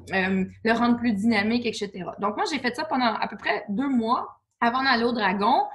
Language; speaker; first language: French; native; French